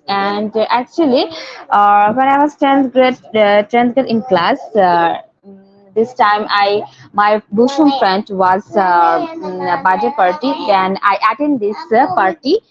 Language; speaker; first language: English; non-native, learner; Bangla